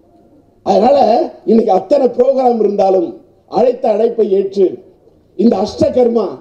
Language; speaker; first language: Tamil; native; Tamil